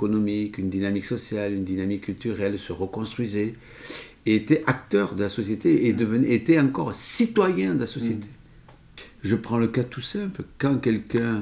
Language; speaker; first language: French; native; French